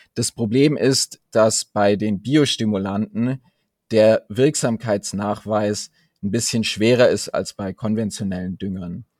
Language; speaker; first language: German; native; German